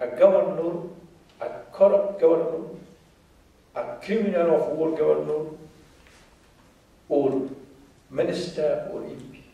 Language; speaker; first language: English; non-native, fluent; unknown